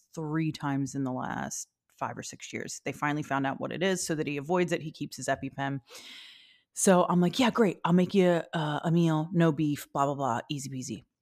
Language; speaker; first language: English; native; English